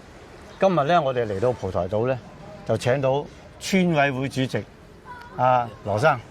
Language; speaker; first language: Cantonese; native; Cantonese